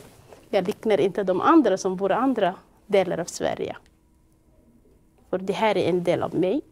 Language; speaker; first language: Swedish; non-native, fluent; Somali